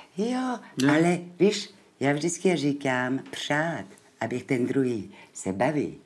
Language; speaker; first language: Czech; non-native, fluent; French